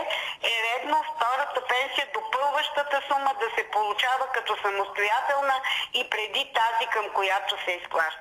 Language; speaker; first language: Bulgarian; native; Bulgarian